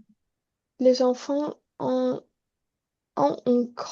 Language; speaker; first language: French; non-native, learner; Spanish